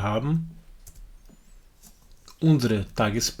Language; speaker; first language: German; non-native, fluent; Portuguese